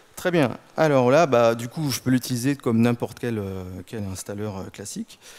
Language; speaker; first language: French; native; French